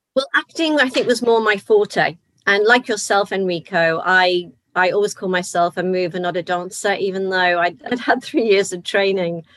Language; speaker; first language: English; native; English